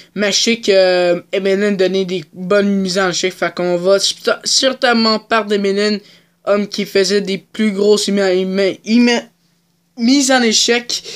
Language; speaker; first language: French; native; French